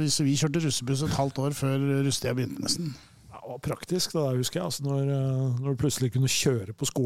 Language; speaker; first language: Norwegian; native; Norwegian